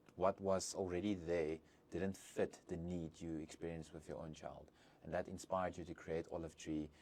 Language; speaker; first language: English; non-native, local second language; Afrikaans